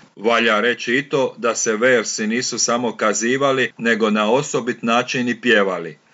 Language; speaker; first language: Croatian; native; Croatian